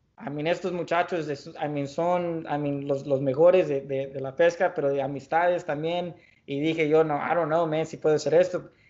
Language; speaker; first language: Spanish; early bilingual, heritage; Spanish